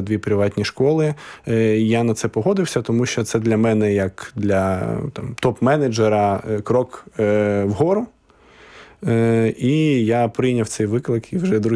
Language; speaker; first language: Ukrainian; native; Ukrainian